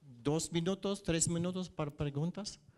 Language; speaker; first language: Spanish; non-native, learner; English